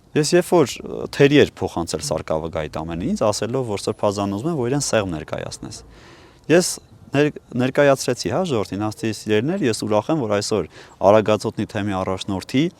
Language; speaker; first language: Armenian; native; Armenian